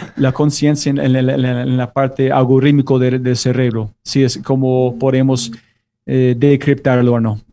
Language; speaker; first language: Spanish; non-native, fluent; English